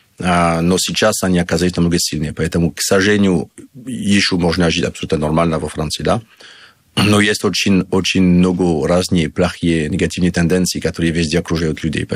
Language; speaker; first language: Russian; non-native, fluent; French